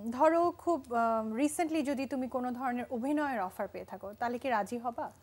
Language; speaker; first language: Bangla; native; Bangla